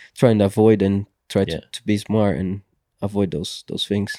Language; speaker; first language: English; non-native, fluent; Portuguese